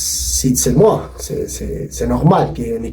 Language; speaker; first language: French; non-native, learner; Spanish